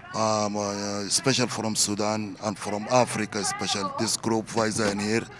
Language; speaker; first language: English; non-native, learner; Arabic